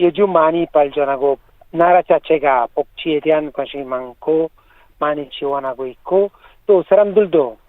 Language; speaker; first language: Korean; non-native, learner; Italian